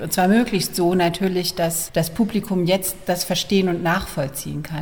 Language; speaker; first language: German; native; German